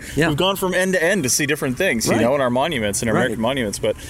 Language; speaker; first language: English; native; English